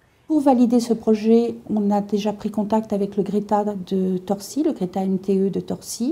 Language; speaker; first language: French; native; French